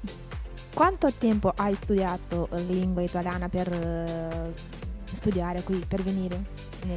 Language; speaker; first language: Italian; non-native, learner; Romanian